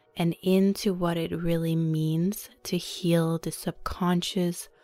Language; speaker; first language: English; non-native, fluent; Danish